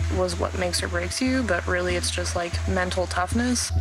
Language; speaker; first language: English; native; English